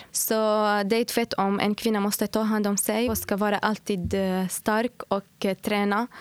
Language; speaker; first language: Swedish; non-native, fluent; Arabic